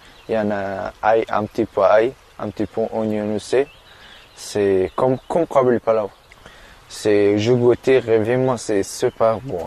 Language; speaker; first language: French; non-native, learner; Persian